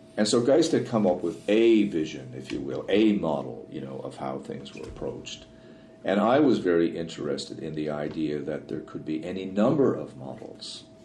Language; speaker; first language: English; native; English